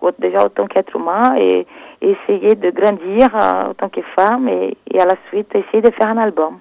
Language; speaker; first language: French; non-native, fluent; Portuguese